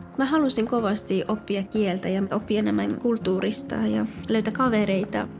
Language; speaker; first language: Finnish; non-native, fluent; Persian